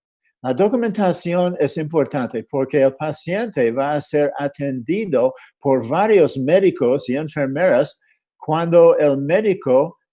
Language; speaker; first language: Spanish; non-native, fluent; English